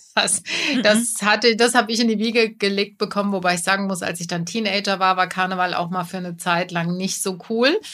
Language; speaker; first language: German; native; German